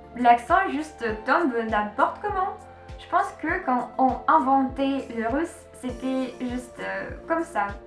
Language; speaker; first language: French; non-native, learner; Russian